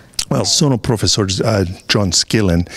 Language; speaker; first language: Italian; non-native, fluent; English